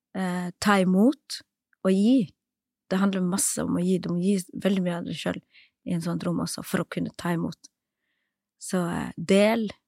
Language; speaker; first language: Norwegian; early bilingual, other home language; Somali